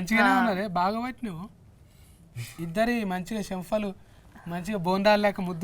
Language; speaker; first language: Telugu; native; Telugu